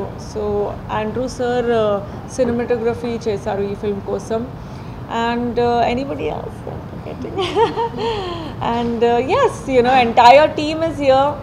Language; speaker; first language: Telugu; non-native, fluent; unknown